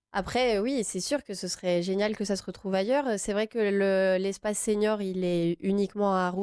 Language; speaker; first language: French; native; French